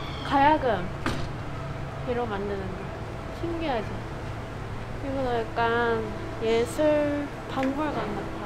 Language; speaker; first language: Korean; non-native, learner; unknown